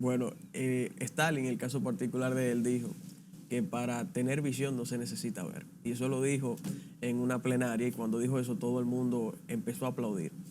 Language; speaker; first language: Spanish; native; Spanish